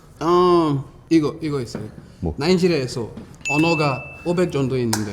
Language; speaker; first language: Korean; non-native, fluent; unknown